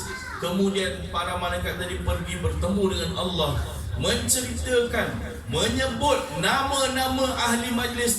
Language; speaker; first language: Malay; native; Malay